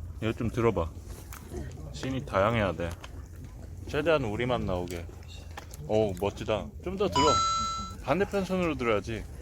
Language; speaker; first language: Korean; native; Korean